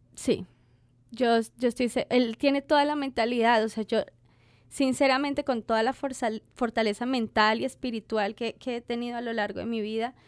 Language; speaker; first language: Spanish; native; Spanish